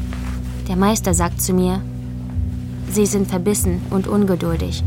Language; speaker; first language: German; native; German